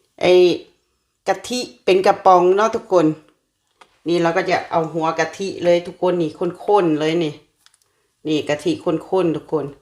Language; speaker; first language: Thai; non-native, local second language; Lao